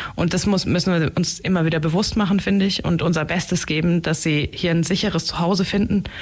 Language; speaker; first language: German; native; German